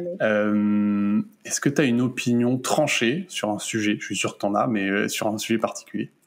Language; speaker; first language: French; native; French